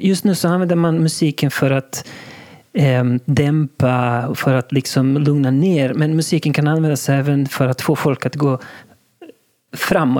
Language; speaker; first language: Swedish; non-native, local second language; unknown